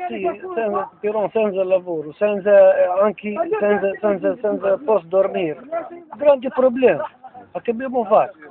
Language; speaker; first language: Italian; non-native, learner; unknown